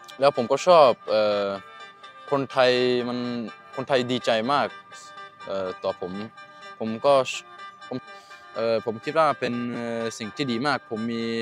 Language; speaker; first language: Thai; early bilingual, heritage; Norwegian